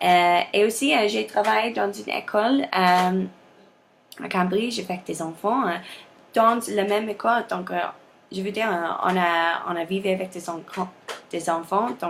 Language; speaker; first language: French; non-native, learner; English